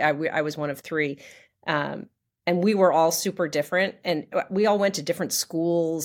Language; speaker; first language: English; native; English